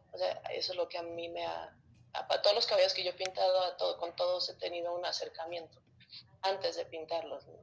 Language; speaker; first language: Spanish; early bilingual, other home language; Russian